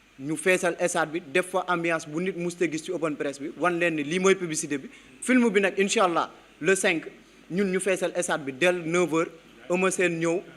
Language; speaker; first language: Wolof; native; Wolof